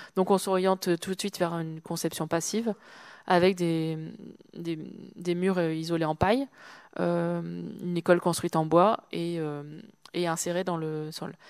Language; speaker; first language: French; native; French